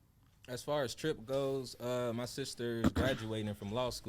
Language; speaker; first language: English; native; English